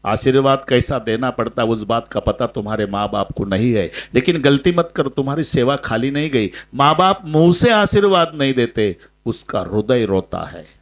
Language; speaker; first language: Hindi; non-native, local second language; Marathi